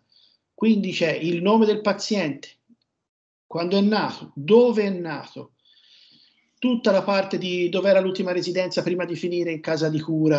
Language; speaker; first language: Italian; native; Italian